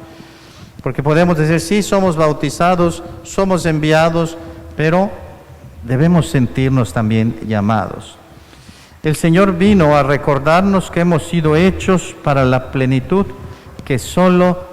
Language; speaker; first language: Spanish; native; Spanish